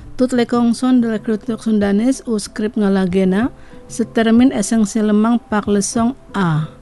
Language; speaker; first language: French; non-native, fluent; Indonesian